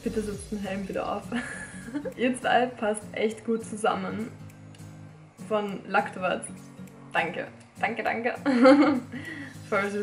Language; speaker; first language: German; native; German